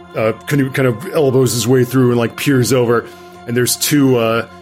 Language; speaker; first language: English; native; English